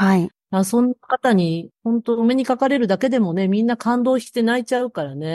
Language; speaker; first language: Japanese; native; Japanese